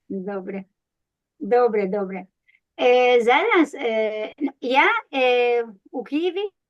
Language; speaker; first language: Ukrainian; non-native, learner; Spanish